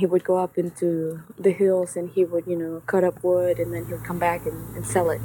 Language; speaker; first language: English; non-native, fluent; Spanish